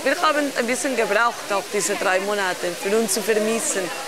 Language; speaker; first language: German; non-native, fluent; Spanish